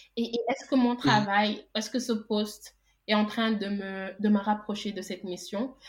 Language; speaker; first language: French; non-native, local second language; Wolof